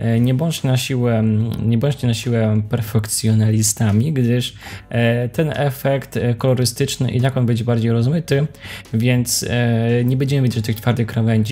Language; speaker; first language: Polish; native; Polish